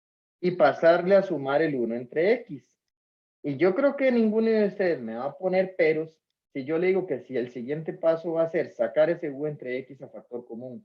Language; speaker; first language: Spanish; native; Spanish